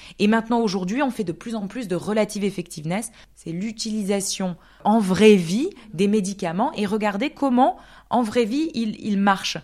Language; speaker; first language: French; native; French